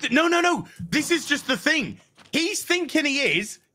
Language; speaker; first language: English; native; English